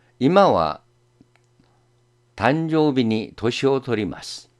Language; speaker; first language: Japanese; non-native, fluent; Korean